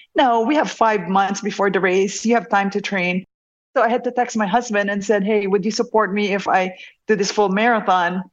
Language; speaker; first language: English; non-native, local second language; Hiligaynon